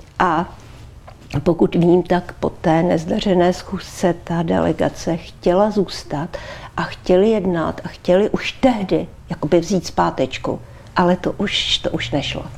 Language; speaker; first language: Czech; native; Czech